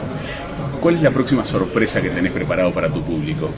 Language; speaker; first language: Spanish; native; Spanish